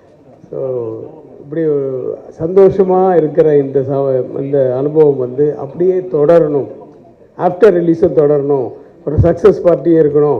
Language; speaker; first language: Tamil; native; Tamil